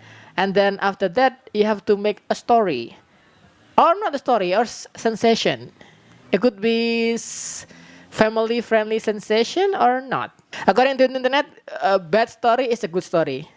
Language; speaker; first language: English; non-native, learner; Indonesian